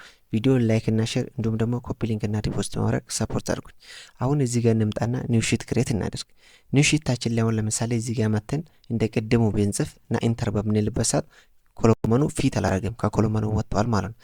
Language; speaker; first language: Amharic; native; Amharic